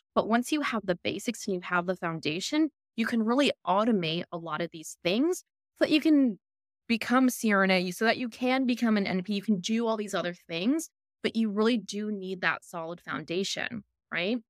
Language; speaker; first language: English; native; English